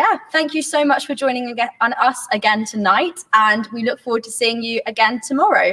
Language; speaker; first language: English; native; English